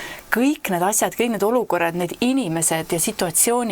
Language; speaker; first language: Estonian; native; Estonian